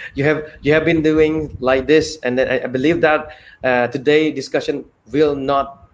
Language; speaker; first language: English; non-native, fluent; Khmer